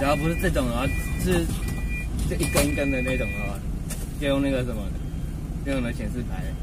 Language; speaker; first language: Chinese; native; Chinese